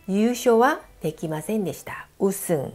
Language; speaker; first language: Japanese; non-native, fluent; Korean